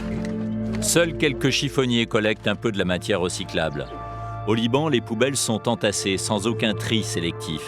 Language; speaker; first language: French; native; French